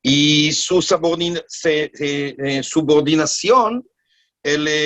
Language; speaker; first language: Spanish; non-native, learner; Hebrew